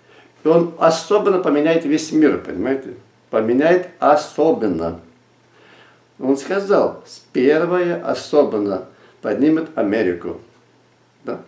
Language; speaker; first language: Russian; non-native, local second language; Lithuanian